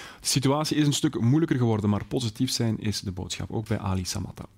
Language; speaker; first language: Dutch; native; Dutch